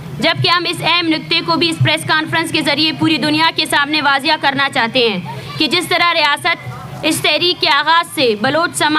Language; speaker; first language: Urdu; non-native, local second language; Baluchi